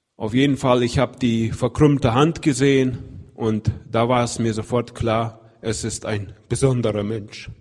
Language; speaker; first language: German; non-native, fluent; Russian